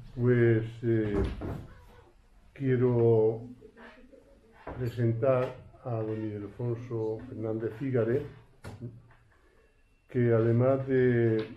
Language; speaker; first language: Spanish; native; Spanish